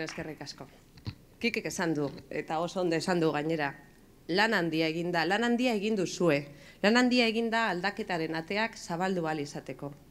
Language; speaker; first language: Basque; non-native, local second language; Spanish